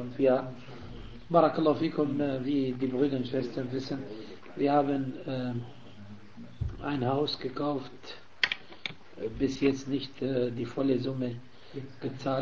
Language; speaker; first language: German; non-native, fluent; Arabic